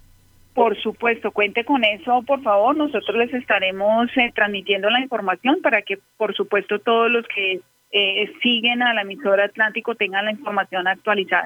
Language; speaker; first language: Spanish; native; Spanish